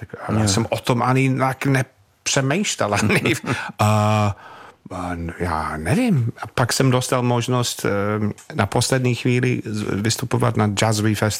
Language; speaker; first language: Czech; non-native, fluent; English